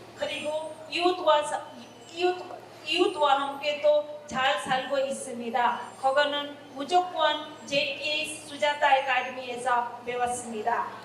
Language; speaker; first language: Korean; non-native, learner; Hindi